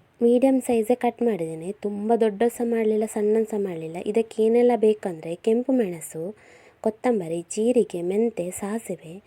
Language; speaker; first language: Kannada; non-native, local second language; Tulu